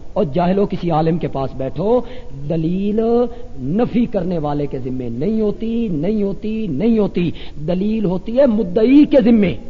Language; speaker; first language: Urdu; non-native, local second language; Punjabi